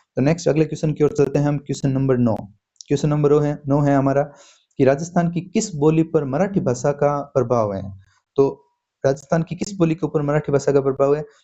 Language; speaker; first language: Hindi; native; Hindi